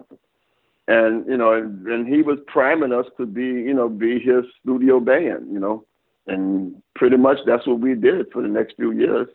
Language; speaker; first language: English; native; English